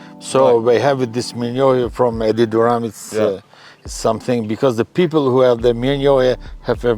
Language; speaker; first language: English; non-native, learner; Albanian